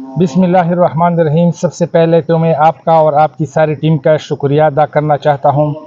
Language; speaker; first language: Urdu; non-native, local second language; Pashto